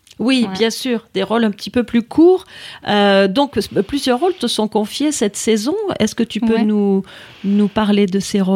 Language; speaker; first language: French; native; French